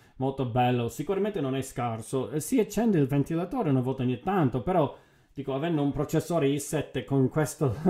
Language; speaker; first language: Italian; non-native, fluent; English